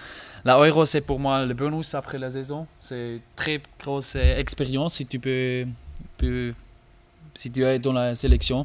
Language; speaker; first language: French; non-native, learner; German